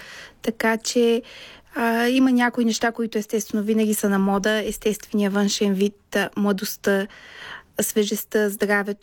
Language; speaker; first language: Bulgarian; native; Bulgarian